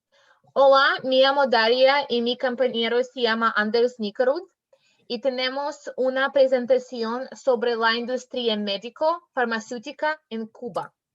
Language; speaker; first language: Spanish; non-native, learner; English